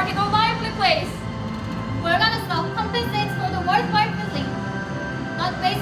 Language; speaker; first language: English; non-native, learner; Korean